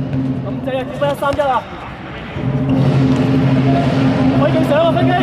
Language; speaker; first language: Chinese; native; Chinese